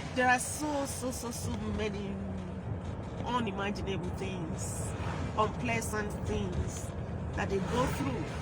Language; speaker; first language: English; non-native, local second language; Yoruba